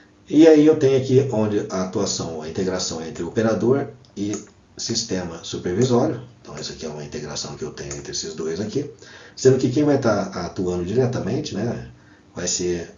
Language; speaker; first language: Portuguese; native; Portuguese